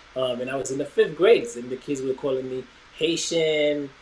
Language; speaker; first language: English; early bilingual, other home language; Haitian Creole